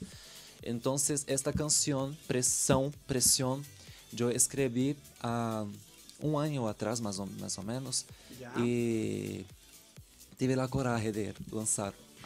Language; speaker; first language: Spanish; non-native, learner; Portuguese